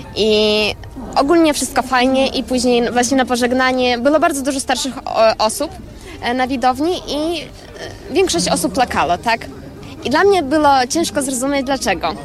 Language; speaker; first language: Polish; native; Polish